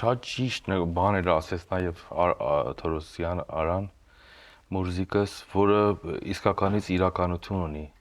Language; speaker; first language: Armenian; early bilingual, heritage; Armenian